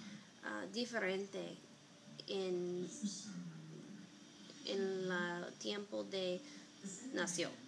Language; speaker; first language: Spanish; non-native, learner; English